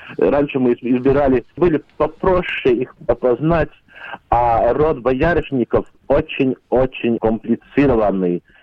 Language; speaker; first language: Russian; non-native, local second language; Latvian